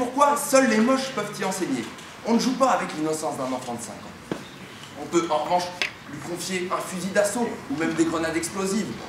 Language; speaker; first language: French; native; French